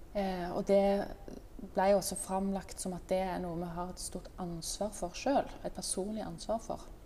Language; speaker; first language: Norwegian; native; Norwegian